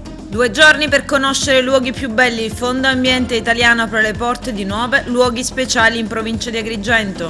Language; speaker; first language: Italian; native; Italian